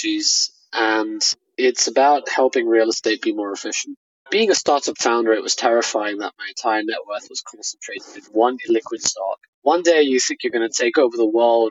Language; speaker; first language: English; native; English